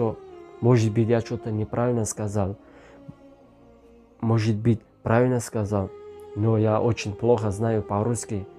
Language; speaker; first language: Russian; non-native, learner; Tajik